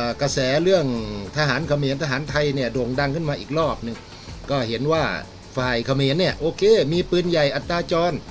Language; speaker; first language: Thai; native; Thai